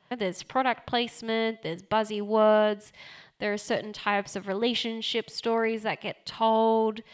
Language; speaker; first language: English; early bilingual, other home language; Japanese